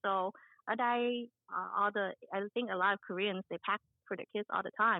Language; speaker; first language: English; early bilingual, other home language; Vietnamese